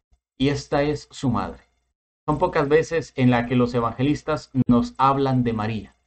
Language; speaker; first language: Spanish; native; Spanish